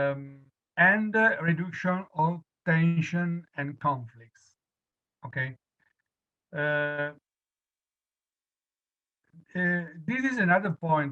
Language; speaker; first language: English; non-native, fluent; Italian